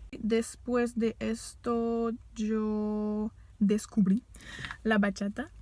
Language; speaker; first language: Spanish; non-native, fluent; French